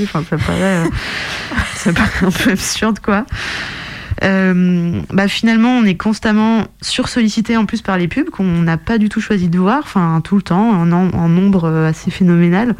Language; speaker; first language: French; native; French